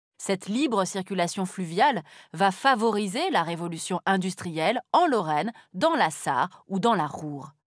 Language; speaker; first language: French; native; French